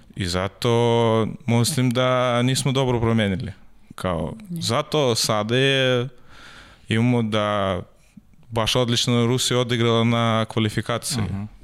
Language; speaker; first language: Serbian; non-native, learner; Russian